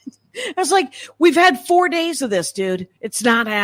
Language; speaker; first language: English; native; English